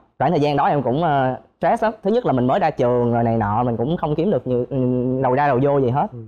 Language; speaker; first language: Vietnamese; non-native, local second language; Cantonese